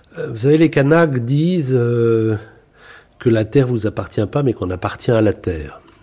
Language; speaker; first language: French; native; French